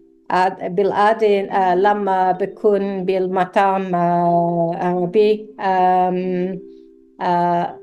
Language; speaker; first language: Arabic; non-native, learner; English